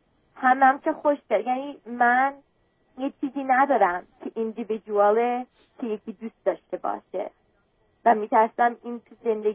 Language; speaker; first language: Persian; early bilingual, heritage; Persian